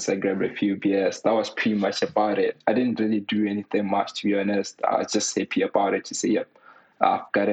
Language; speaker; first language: English; non-native, local second language; Tswana